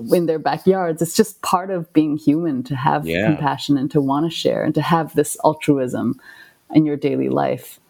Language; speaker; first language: English; non-native, local second language; Cantonese